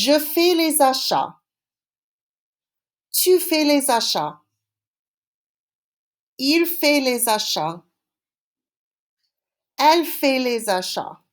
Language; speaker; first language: French; non-native, fluent; English